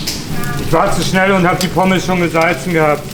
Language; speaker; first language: German; native; German